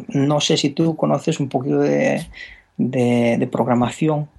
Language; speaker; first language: Spanish; non-native, fluent; Romanian